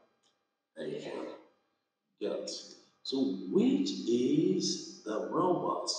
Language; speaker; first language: English; non-native, fluent; Vietnamese